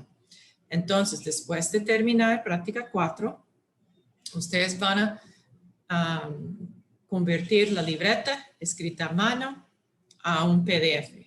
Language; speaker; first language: Spanish; non-native, fluent; English